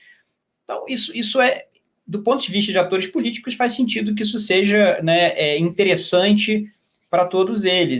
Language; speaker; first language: Portuguese; native; Portuguese